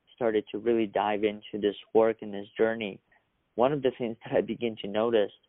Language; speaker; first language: English; early bilingual, other home language; Russian